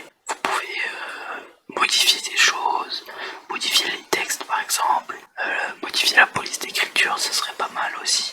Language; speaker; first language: French; native; French